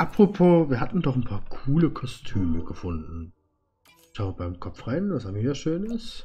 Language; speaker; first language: German; native; German